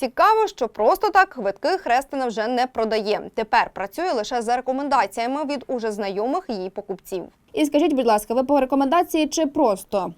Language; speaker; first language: Ukrainian; native; Ukrainian